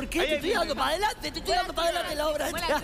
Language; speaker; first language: Spanish; native; Spanish